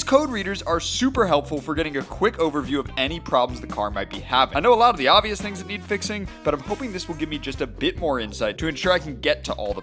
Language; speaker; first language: English; native; English